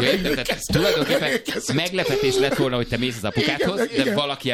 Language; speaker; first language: Hungarian; native; Hungarian